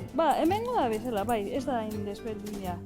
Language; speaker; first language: Basque; non-native, learner; Turkish